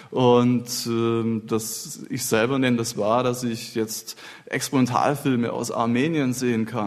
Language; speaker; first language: German; native; German